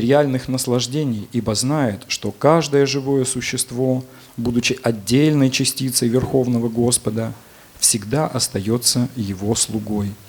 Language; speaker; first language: Russian; native; Russian